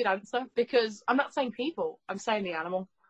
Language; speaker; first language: English; native; English